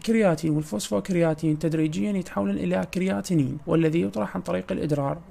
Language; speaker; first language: Arabic; native; Arabic